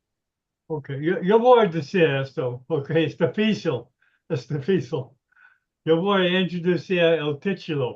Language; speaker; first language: Spanish; non-native, learner; English